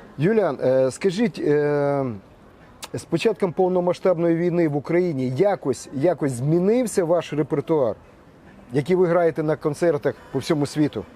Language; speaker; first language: Ukrainian; native; Ukrainian